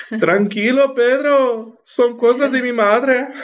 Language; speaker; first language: Italian; non-native, fluent; Portuguese